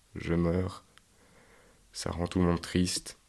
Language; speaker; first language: French; native; French